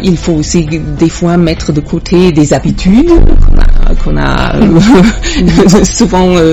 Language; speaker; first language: French; non-native, fluent; German